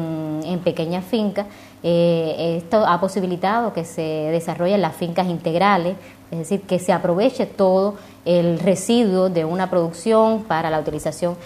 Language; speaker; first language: Spanish; native; Spanish